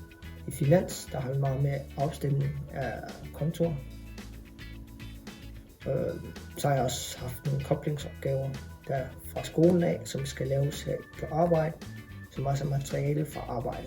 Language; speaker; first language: Danish; non-native, local second language; Kalaallisut